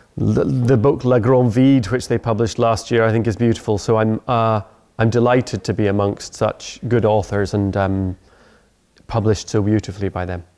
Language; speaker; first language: English; native; English